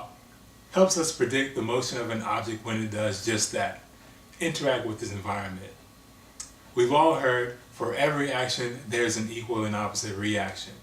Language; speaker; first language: English; native; English